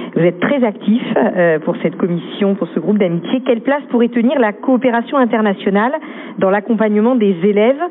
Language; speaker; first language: French; native; French